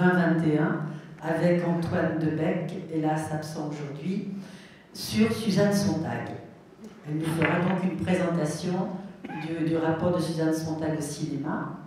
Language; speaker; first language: French; native; French